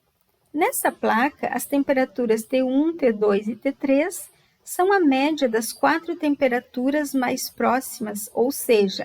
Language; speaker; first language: Portuguese; native; Portuguese